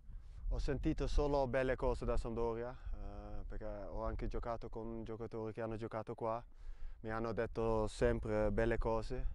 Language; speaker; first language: Italian; non-native, fluent; Dutch